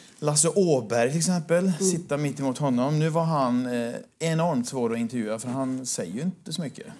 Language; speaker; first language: Swedish; native; Swedish